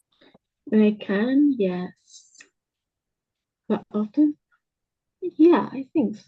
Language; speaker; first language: English; early bilingual, other home language; Spanish